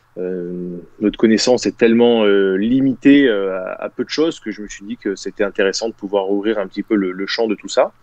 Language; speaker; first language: French; native; French